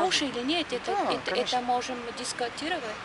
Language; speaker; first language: Russian; non-native, learner; Bulgarian